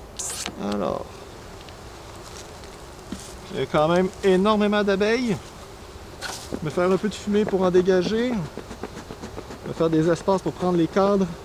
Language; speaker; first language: French; native; French